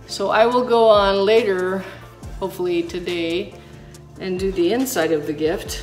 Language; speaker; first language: English; native; English